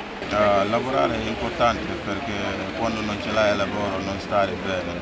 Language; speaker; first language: Italian; non-native, learner; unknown